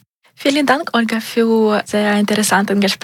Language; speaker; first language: German; non-native, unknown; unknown